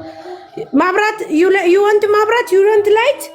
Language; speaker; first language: English; non-native, learner; Amharic